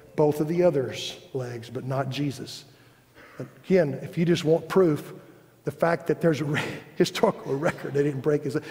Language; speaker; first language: English; native; English